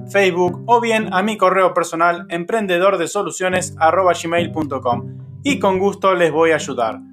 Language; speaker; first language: Spanish; native; Spanish